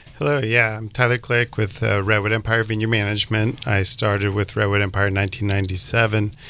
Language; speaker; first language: English; native; English